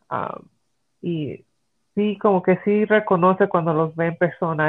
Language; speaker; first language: Spanish; early bilingual, heritage; Spanish